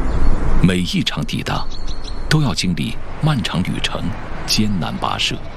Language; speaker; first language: Chinese; native; Chinese